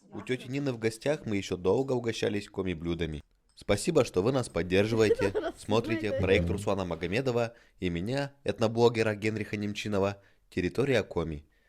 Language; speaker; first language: Russian; native; Russian